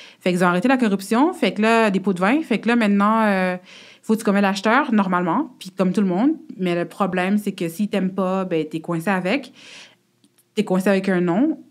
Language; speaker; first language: French; native; French